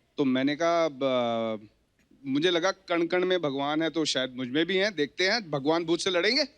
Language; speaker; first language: Hindi; native; Hindi